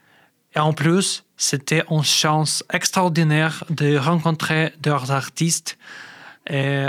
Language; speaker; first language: French; non-native, learner; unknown